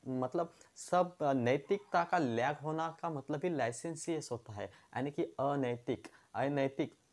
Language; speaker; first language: Hindi; non-native, local second language; Marathi